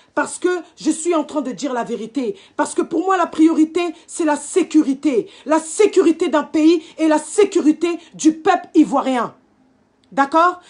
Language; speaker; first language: French; native; French